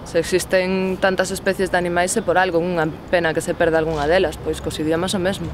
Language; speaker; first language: Galician; non-native, local second language; Spanish